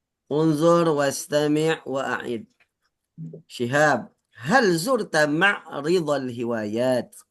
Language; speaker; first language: Arabic; non-native, fluent; Indonesian